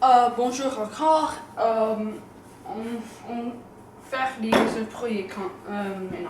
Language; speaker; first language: French; non-native, learner; English